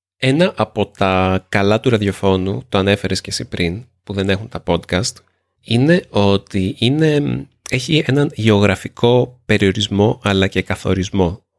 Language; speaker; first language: Greek; native; Greek